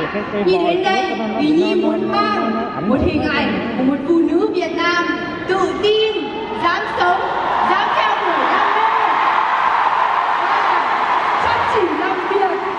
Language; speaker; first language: Vietnamese; early bilingual, heritage; Vietnamese